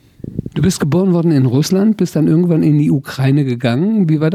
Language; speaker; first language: German; native; German